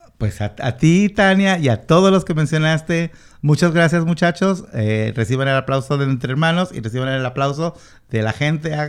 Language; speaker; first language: Spanish; native; Spanish